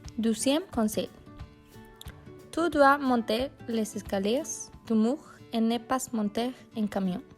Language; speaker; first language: French; non-native, learner; Spanish